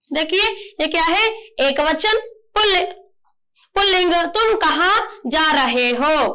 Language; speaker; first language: Hindi; non-native, local second language; Telugu